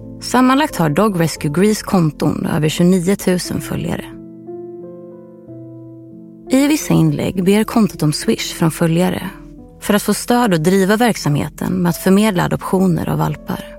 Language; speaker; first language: Swedish; native; Swedish